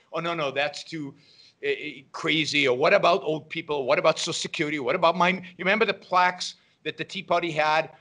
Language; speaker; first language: English; non-native, fluent; Hebrew